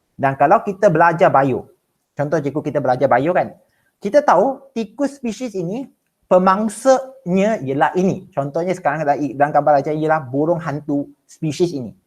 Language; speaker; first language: Malay; non-native, local second language; Chinese